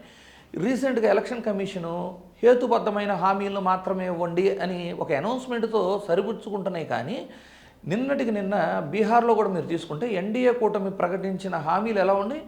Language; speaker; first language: Telugu; native; Telugu